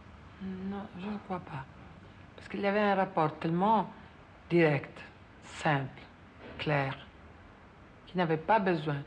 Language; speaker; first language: French; non-native, fluent; Italian